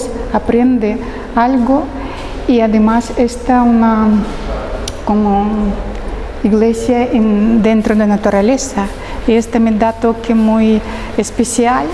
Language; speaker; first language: Spanish; non-native, learner; Russian